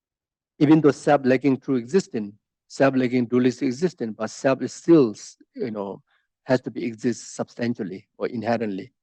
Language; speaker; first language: English; non-native, fluent; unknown